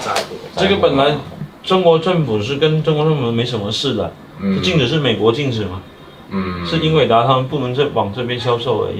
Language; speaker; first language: Chinese; native; Chinese